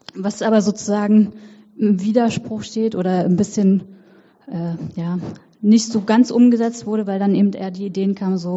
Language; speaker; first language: German; native; German